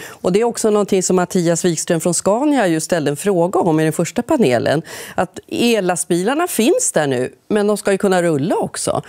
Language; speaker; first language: Swedish; native; Swedish